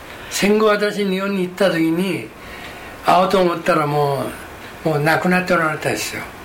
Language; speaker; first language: Japanese; non-native, local second language; Korean